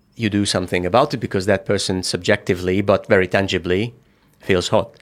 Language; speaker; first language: English; non-native, fluent; Hungarian